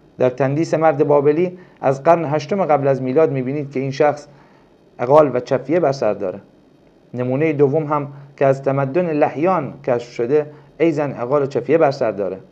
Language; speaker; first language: Persian; non-native, local second language; Arabic